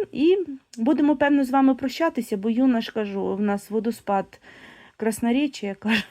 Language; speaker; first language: Ukrainian; non-native, local second language; Russian